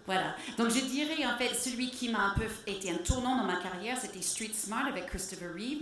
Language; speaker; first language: French; native; French